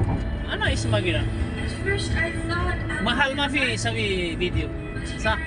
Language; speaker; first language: Arabic; non-native, learner; Indonesian